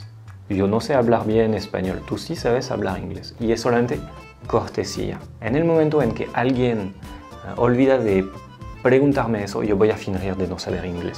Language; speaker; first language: Spanish; non-native, fluent; French